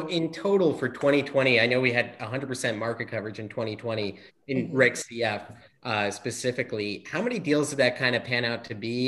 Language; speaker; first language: English; native; English